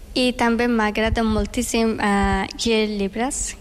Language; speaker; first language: Catalan; non-native, learner; Persian